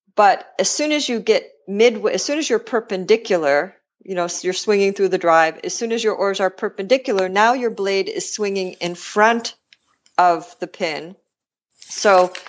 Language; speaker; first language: English; native; English